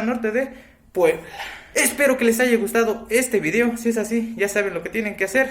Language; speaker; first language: Spanish; native; Spanish